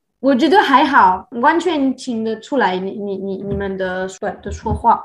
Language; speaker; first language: Chinese; non-native, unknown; French